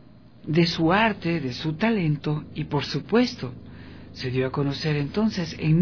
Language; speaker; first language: Spanish; native; Spanish